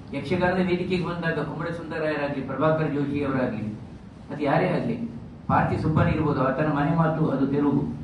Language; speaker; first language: Kannada; non-native, local second language; Tulu